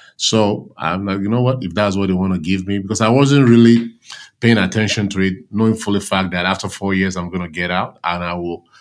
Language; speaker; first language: English; non-native, local second language; Yoruba